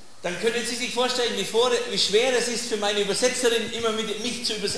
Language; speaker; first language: German; native; German